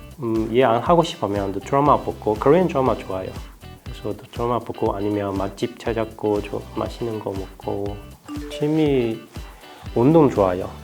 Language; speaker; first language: Korean; non-native, learner; Chinese